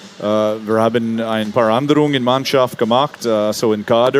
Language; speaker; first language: German; non-native, fluent; English